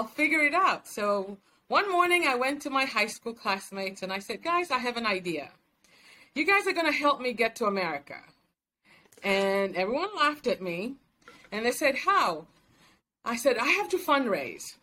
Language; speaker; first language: English; non-native, local second language; Swahili